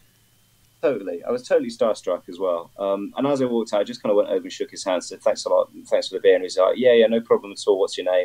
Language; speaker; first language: English; native; English